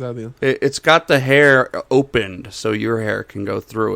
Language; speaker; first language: English; native; English